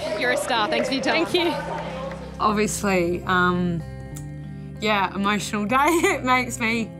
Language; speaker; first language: English; native; English